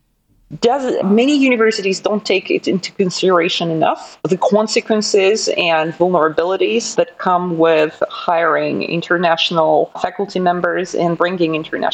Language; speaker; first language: English; non-native, fluent; Russian